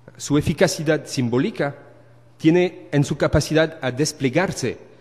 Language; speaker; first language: Spanish; non-native, learner; French